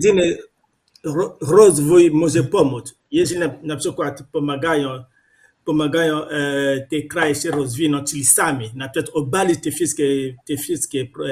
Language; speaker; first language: Polish; non-native, fluent; Lingala